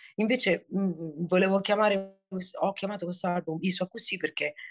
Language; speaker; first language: Italian; native; Italian